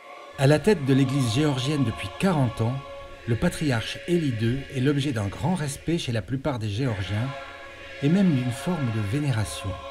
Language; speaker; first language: French; native; French